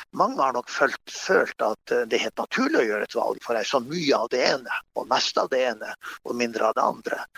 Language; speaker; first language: Norwegian; native; Norwegian